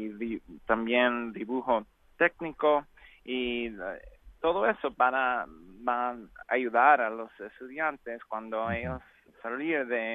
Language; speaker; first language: Spanish; non-native, learner; English